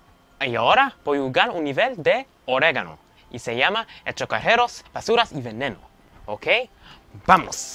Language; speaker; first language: Spanish; non-native, learner; English